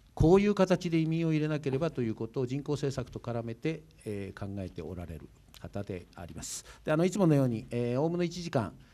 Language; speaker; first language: Japanese; native; Japanese